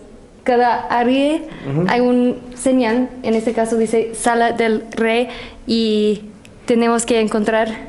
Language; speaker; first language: Spanish; non-native, fluent; English